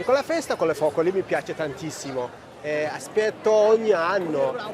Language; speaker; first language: Italian; non-native, learner; Tigrinya